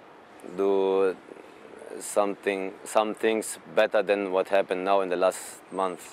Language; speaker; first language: English; non-native, fluent; German